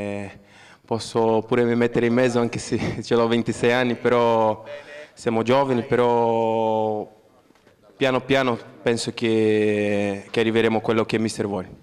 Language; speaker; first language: Italian; non-native, fluent; Portuguese